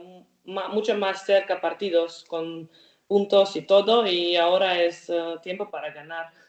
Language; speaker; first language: Spanish; non-native, learner; Croatian